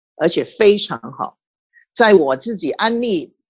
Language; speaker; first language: Chinese; non-native, local second language; Cantonese